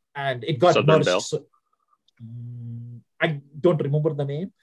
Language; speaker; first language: English; non-native, local second language; Telugu